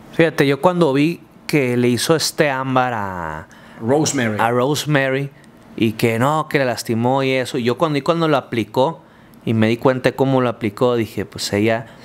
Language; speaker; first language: Spanish; native; Spanish